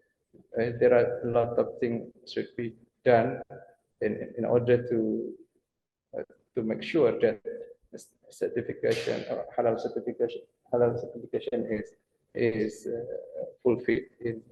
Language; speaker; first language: English; non-native, fluent; Banjar